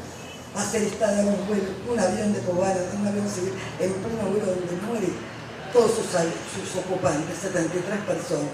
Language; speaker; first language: Spanish; native; Spanish